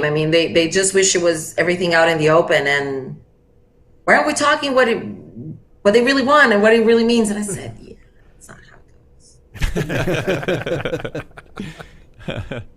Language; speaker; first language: English; non-native, fluent; Portuguese